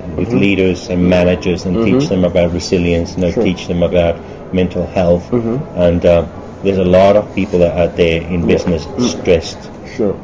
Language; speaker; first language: English; early bilingual, other home language; German